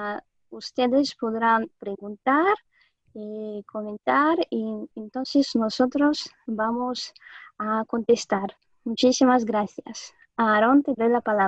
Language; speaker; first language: Spanish; non-native, fluent; Russian